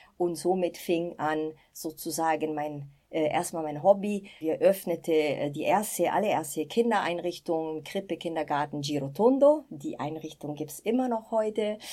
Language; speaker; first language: German; non-native, fluent; Italian